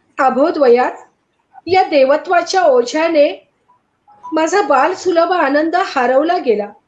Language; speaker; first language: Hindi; non-native, local second language; Marathi